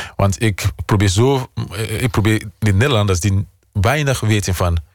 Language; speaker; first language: Dutch; non-native, fluent; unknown